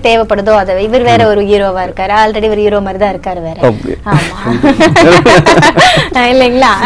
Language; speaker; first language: Tamil; native; Tamil